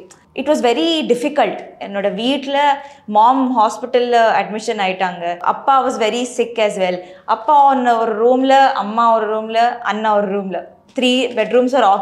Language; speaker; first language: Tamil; non-native, learner; Telugu